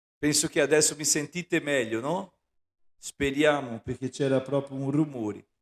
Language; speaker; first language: Italian; non-native, fluent; Portuguese